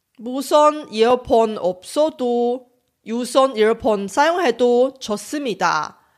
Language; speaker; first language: Korean; non-native, local second language; Chinese